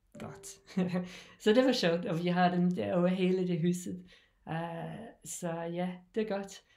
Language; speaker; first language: Danish; non-native, learner; English